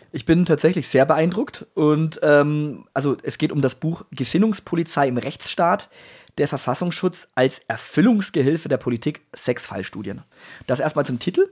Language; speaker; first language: German; native; German